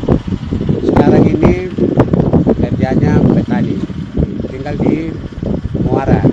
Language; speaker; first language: Indonesian; non-native, local second language; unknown